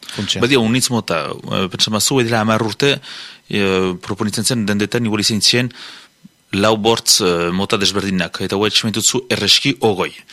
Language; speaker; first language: Basque; native; Basque